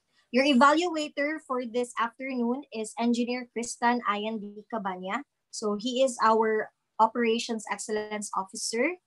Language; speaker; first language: English; non-native, local second language; Cebuano